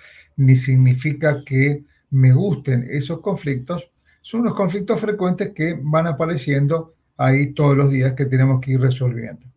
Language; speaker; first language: Spanish; native; Spanish